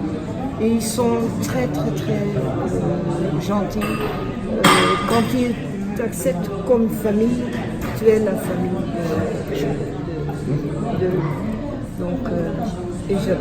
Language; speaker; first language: French; non-native, fluent; Dutch